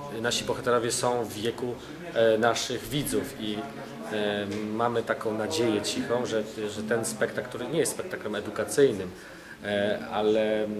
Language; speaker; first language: Polish; native; Polish